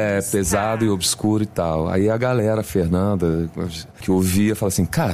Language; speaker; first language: Portuguese; native; Portuguese